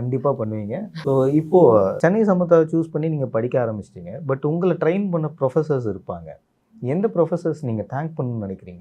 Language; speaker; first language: Tamil; native; Tamil